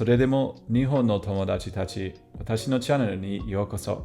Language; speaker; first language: Japanese; non-native, learner; English